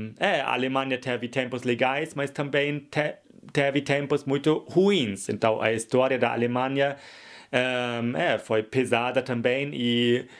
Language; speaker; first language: Portuguese; non-native, fluent; German